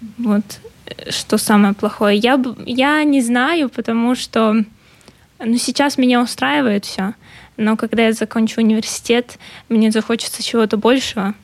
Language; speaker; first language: Russian; native; Russian